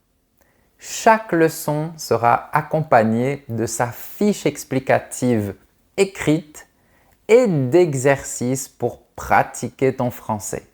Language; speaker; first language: French; native; French